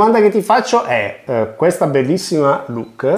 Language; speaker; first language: Italian; native; Italian